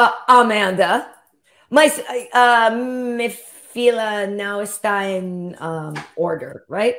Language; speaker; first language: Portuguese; non-native, learner; English